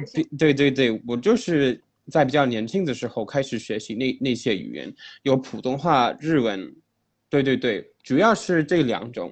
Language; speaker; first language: Chinese; non-native, fluent; English